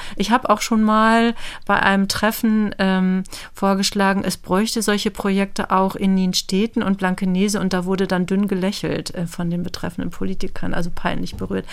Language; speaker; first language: German; native; German